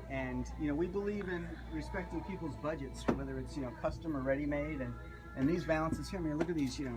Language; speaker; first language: English; native; English